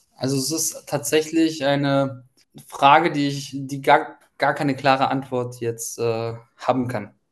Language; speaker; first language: German; early bilingual, other home language; Ukrainian